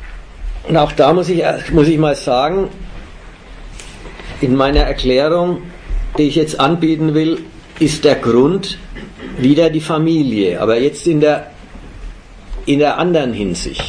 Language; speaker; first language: German; native; German